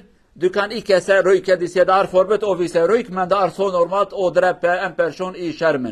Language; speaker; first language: Norwegian; non-native, fluent; Kurdish